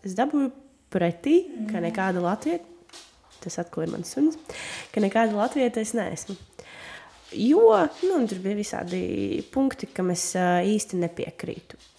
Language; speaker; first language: Latvian; non-native, local second language; Russian